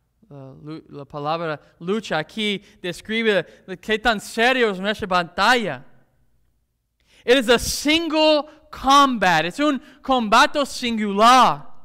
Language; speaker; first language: Spanish; non-native, fluent; English